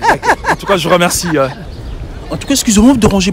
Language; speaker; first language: French; native; French